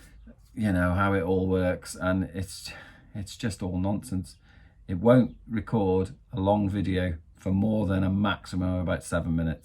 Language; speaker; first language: English; native; English